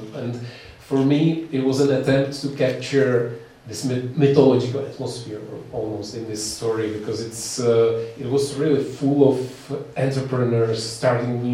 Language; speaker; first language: English; non-native, fluent; Czech